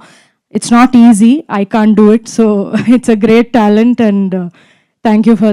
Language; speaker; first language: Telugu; non-native, fluent; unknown